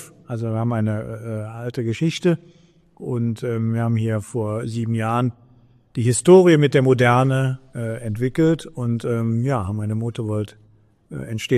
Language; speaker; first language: German; native; German